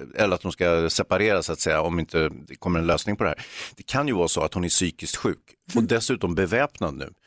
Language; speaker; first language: Swedish; native; Swedish